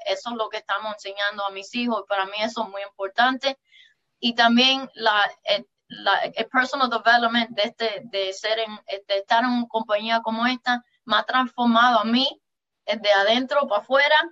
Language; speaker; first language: Spanish; early bilingual, heritage; English